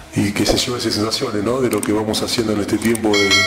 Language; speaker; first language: Spanish; native; Spanish